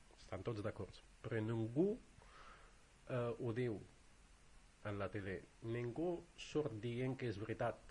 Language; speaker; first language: Catalan; non-native, fluent; Arabic